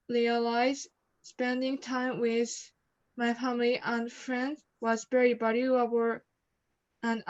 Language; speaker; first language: English; non-native, learner; Japanese